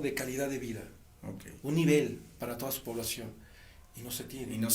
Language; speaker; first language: Spanish; native; Spanish